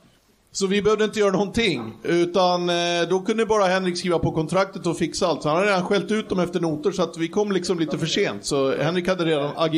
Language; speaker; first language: Swedish; native; Swedish